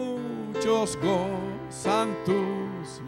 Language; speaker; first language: Spanish; native; Spanish